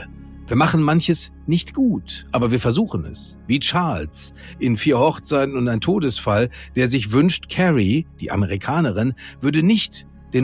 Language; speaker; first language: German; native; German